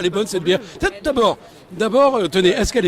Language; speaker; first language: French; native; French